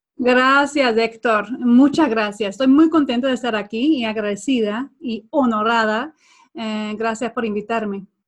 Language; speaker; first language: Spanish; non-native, fluent; Swedish